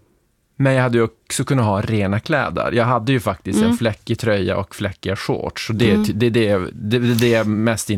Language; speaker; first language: Swedish; native; Swedish